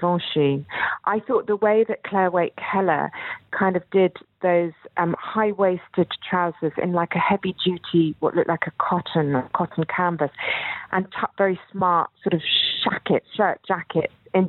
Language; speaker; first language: English; native; English